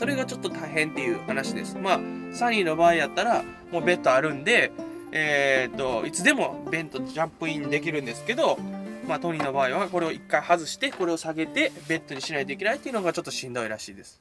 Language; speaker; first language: Japanese; native; Japanese